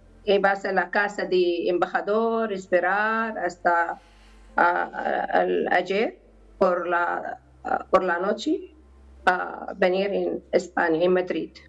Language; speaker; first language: Spanish; non-native, learner; Arabic